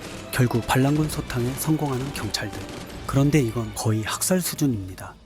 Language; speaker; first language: Korean; native; Korean